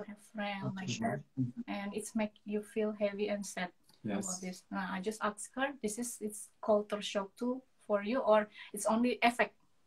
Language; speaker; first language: English; non-native, learner; Indonesian